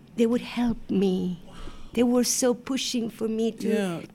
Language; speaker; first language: English; non-native, fluent; Spanish